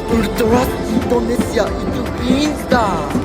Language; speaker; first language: Indonesian; non-native, learner; Japanese